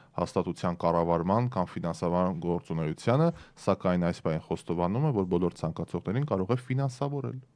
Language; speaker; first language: Armenian; native; Armenian